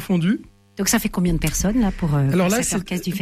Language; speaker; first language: French; native; French